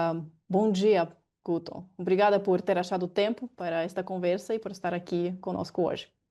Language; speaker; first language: Portuguese; non-native, fluent; Ukrainian